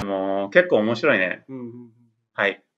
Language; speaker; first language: Japanese; non-native, learner; English